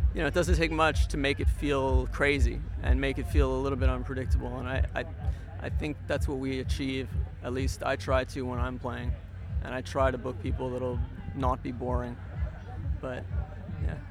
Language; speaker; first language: English; native; English